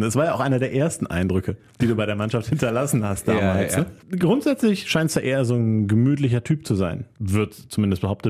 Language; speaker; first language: German; native; German